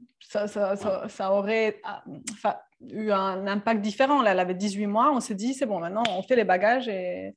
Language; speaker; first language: French; non-native, fluent; Serbian